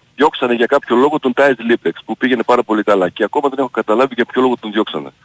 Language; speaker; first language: Greek; native; Greek